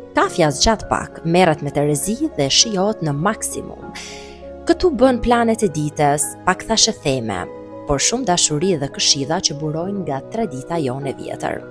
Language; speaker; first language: Albanian; native; Albanian